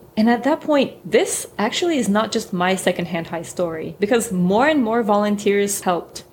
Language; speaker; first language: English; early bilingual, other home language; French